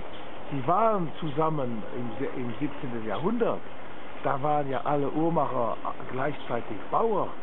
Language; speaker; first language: German; non-native, local second language; French